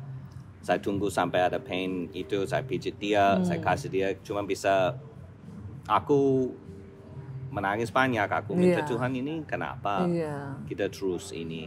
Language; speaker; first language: Indonesian; non-native, fluent; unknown